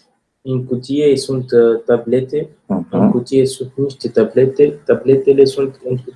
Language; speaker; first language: Romanian; non-native, learner; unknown